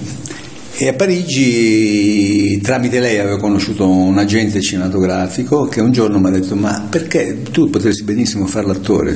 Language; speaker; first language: Italian; native; Italian